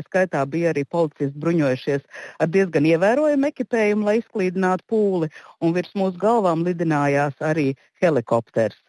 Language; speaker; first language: Latvian; native; Latvian